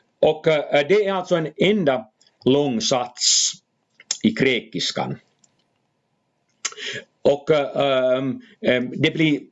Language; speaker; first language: Swedish; non-native, fluent; Finnish